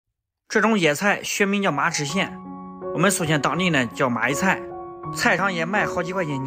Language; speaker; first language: Chinese; native; Chinese